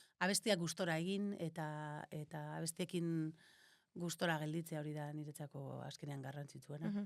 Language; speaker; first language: Basque; native; Basque